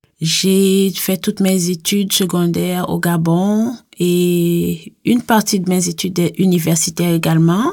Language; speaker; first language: French; native; French